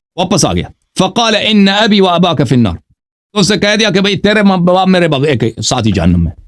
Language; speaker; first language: Urdu; non-native, fluent; Persian